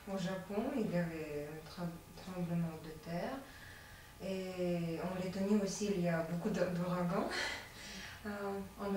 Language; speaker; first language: French; non-native, learner; Latvian